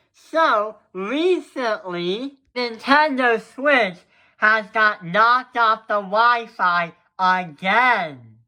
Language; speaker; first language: English; native; English